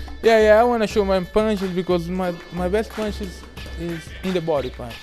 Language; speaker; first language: English; non-native, learner; Portuguese